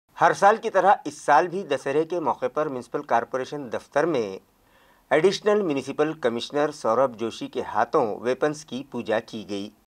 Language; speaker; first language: Hindi; non-native, local second language; Urdu